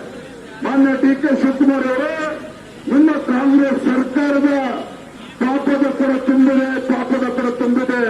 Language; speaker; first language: Kannada; native; Kannada